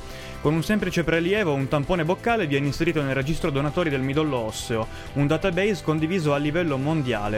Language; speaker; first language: Italian; native; Italian